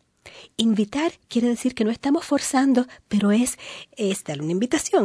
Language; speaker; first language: Spanish; native; Spanish